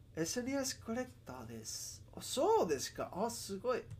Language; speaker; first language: Japanese; non-native, fluent; Spanish